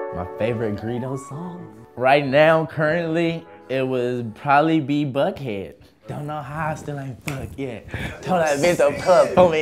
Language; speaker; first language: English; native; English